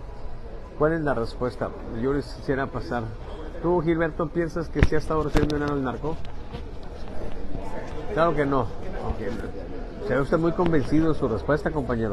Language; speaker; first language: Spanish; native; Spanish